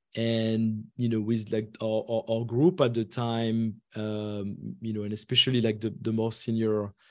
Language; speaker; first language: English; non-native, fluent; French